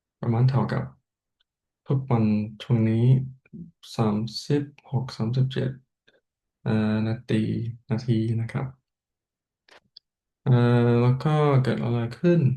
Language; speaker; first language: Thai; non-native, learner; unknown